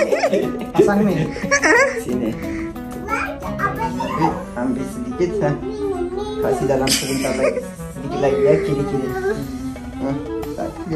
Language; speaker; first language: Indonesian; non-native, learner; Turkish